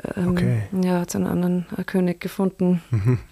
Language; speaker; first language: German; native; German